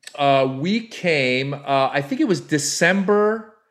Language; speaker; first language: English; native; English